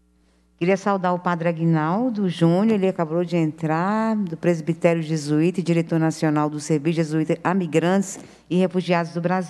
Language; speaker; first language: Portuguese; native; Portuguese